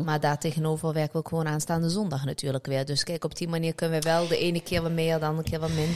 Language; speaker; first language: Dutch; early bilingual, other home language; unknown